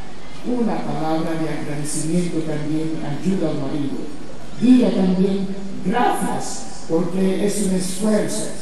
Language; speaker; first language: Spanish; non-native, fluent; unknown